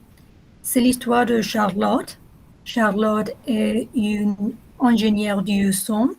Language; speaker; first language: French; non-native, learner; Spanish